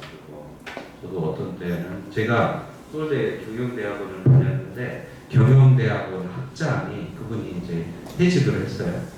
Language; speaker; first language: Korean; native; Korean